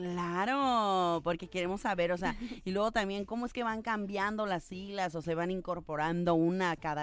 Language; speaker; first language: Spanish; native; Spanish